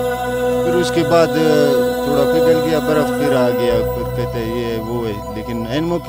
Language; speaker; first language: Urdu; non-native, local second language; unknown